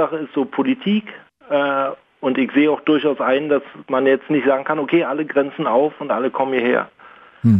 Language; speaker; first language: German; native; German